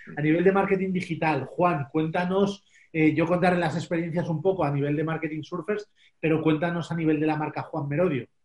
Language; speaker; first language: Spanish; native; Spanish